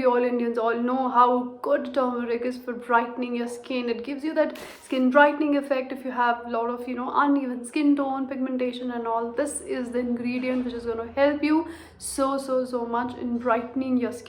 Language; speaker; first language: English; non-native, local second language; Hindi